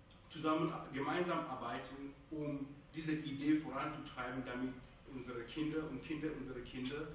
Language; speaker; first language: German; non-native, fluent; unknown